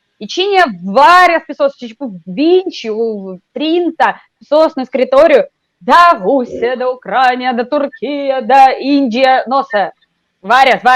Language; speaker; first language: Portuguese; non-native, fluent; Russian